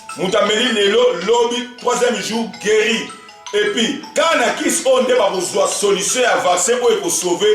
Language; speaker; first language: Lingala; non-native, fluent; Kongo